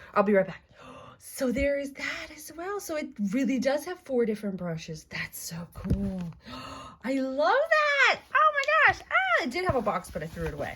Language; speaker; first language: English; native; English